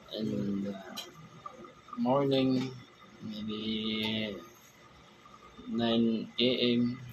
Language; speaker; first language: English; non-native, learner; Filipino